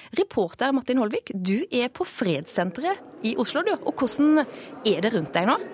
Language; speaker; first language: Norwegian; native; Norwegian